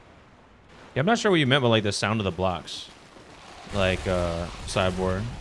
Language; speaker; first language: English; native; English